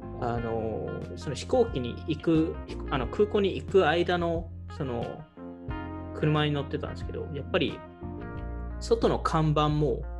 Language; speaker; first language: Japanese; early bilingual, heritage; Japanese